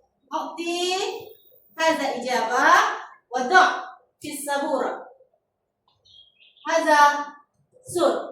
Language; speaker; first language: Arabic; non-native, learner; Malay